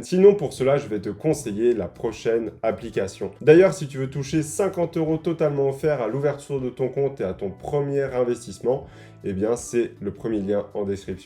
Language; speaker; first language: French; native; French